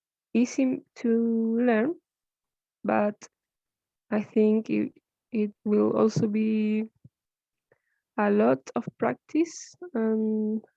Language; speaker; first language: English; non-native, learner; Spanish